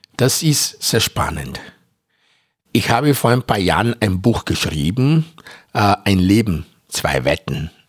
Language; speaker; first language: German; non-native, fluent; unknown